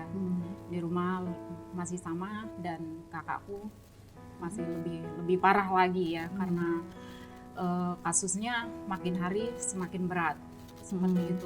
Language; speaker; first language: Indonesian; non-native, local second language; Javanese